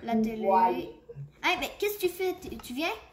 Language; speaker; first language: French; native; French